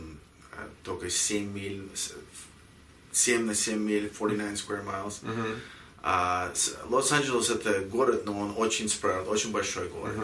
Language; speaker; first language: Russian; early bilingual, heritage; Russian